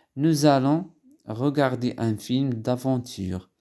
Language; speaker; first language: French; non-native, local second language; Arabic